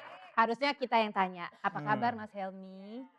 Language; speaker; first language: Indonesian; native; Indonesian